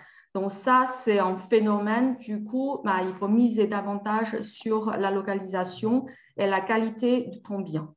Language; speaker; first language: French; native; French